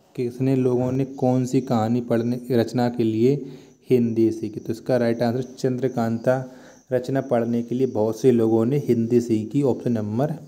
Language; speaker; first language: Hindi; native; Hindi